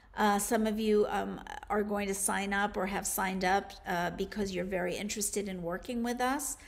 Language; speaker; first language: English; native; English